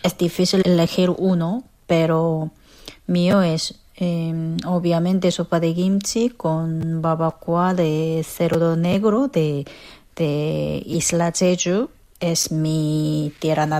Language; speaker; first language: Spanish; non-native, fluent; Korean